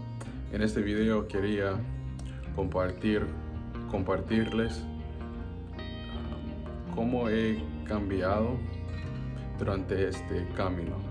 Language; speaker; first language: Spanish; non-native, learner; English